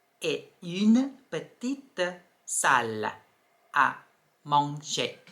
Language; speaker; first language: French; non-native, fluent; Thai